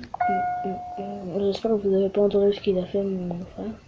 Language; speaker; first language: French; native; French